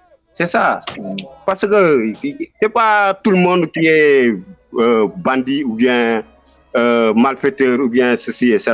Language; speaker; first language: French; non-native, local second language; Wolof